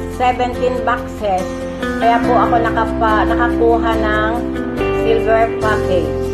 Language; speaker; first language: Filipino; native; Filipino